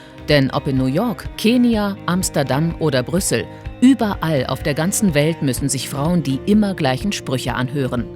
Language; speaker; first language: German; native; German